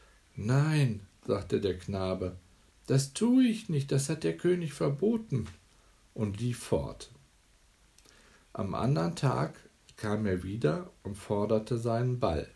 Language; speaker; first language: German; native; German